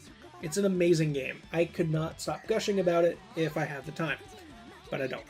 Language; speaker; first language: English; native; English